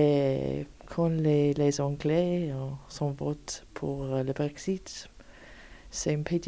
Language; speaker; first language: French; non-native, learner; English